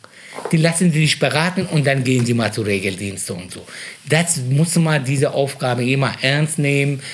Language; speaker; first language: German; non-native, fluent; Persian